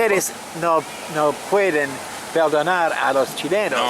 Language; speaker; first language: Spanish; non-native, fluent; French